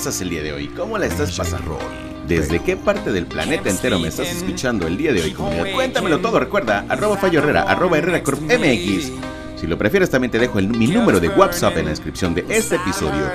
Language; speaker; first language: Spanish; native; Spanish